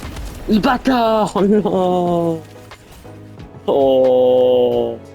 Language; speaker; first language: French; native; French